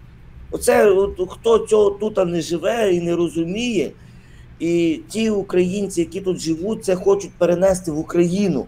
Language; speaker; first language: Ukrainian; native; Ukrainian